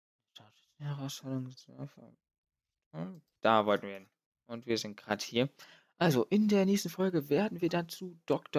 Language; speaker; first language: German; native; German